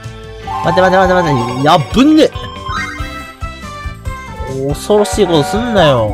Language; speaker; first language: Japanese; native; Japanese